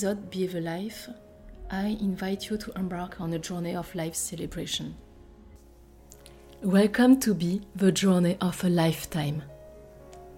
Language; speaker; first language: English; non-native, fluent; French